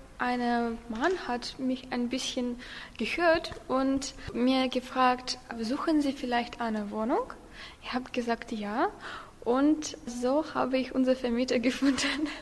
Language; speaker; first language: German; non-native, learner; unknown